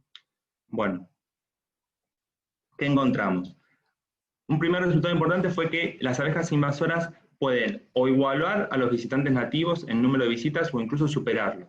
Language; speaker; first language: Spanish; native; Spanish